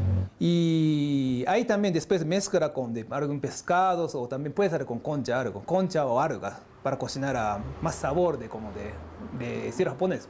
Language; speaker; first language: Spanish; non-native, learner; Japanese